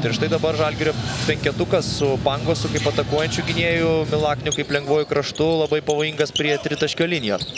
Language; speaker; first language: Lithuanian; native; Lithuanian